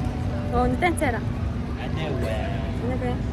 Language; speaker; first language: Mongolian; native; Mongolian